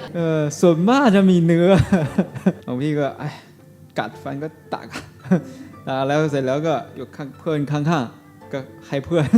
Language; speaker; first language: Thai; non-native, learner; Chinese